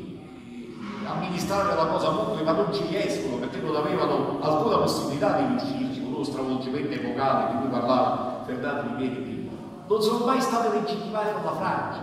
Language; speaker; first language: Italian; native; Italian